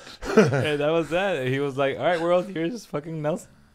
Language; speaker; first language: English; early bilingual, other home language; Spanish